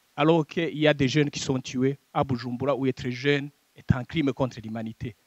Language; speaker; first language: French; non-native, local second language; Rundi